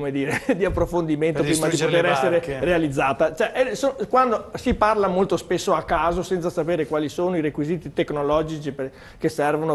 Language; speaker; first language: Italian; native; Italian